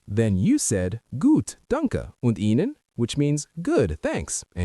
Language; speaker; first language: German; non-native, learner; English